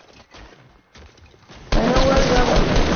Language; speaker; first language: English; non-native, learner; Greek